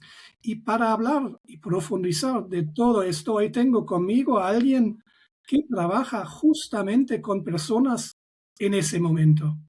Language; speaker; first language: Spanish; non-native, fluent; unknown